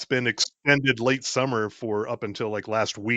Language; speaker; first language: English; native; English